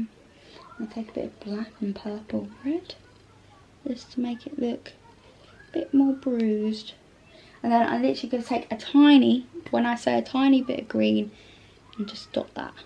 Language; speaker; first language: English; native; English